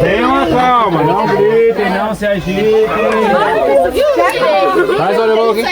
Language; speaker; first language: Portuguese; native; Portuguese